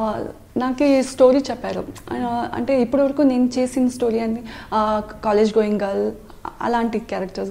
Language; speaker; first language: Telugu; non-native, learner; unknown